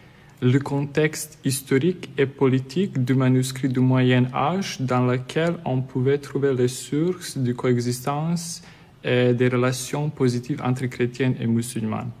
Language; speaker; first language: French; non-native, fluent; Serbian